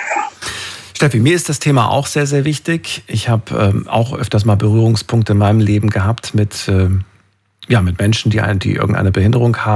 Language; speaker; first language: German; native; German